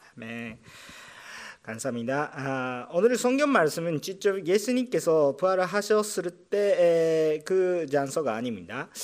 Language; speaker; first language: Korean; non-native, fluent; Japanese